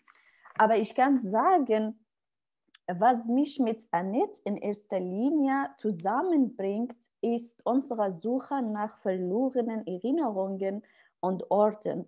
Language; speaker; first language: German; non-native, learner; Arabic